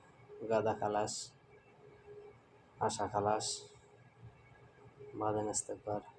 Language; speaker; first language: Arabic; non-native, learner; Bangla